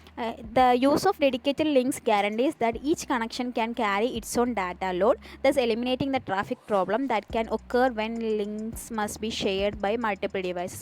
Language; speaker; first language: English; non-native, local second language; Malayalam